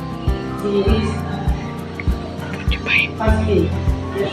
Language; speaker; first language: English; non-native, learner; Indonesian